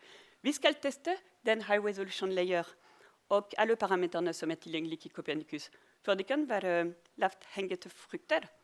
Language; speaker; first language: Norwegian; non-native, fluent; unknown